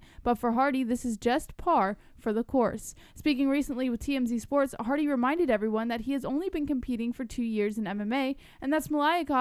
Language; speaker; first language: English; native; English